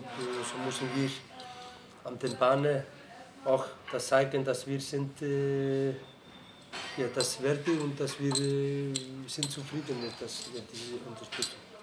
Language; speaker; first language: German; non-native, fluent; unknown